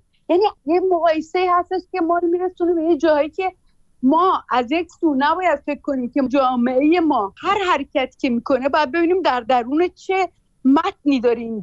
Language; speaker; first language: Persian; native; Persian